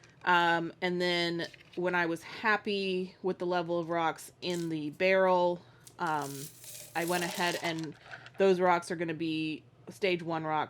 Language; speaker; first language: English; native; English